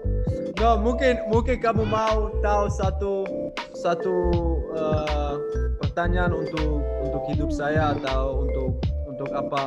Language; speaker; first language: Indonesian; non-native, learner; Dutch